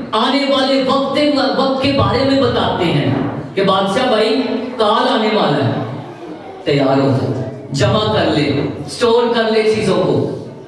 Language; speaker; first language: Urdu; non-native, local second language; Punjabi